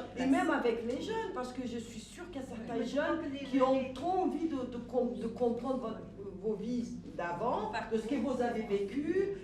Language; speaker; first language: French; non-native, fluent; Portuguese